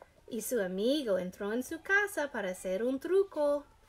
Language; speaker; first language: Spanish; non-native, learner; English